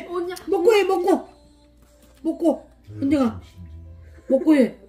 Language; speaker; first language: Korean; native; Korean